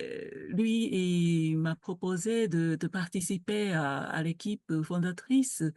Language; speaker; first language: French; non-native, fluent; Japanese